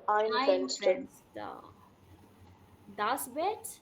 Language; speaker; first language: German; non-native, learner; Urdu